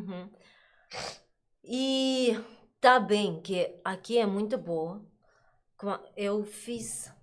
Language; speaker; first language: Portuguese; non-native, learner; Russian